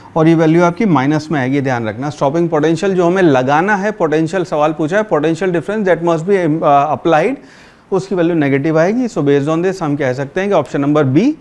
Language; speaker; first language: Hindi; native; Hindi